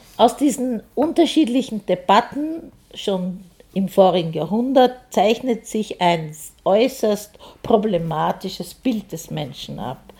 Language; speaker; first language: German; native; German